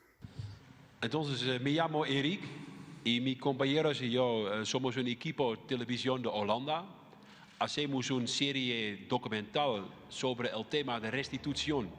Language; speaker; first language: Spanish; non-native, fluent; Dutch